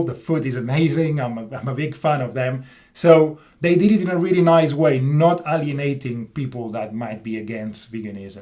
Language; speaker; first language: English; non-native, fluent; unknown